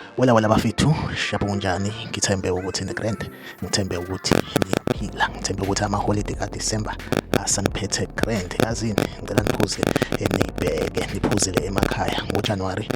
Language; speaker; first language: Zulu; native; Zulu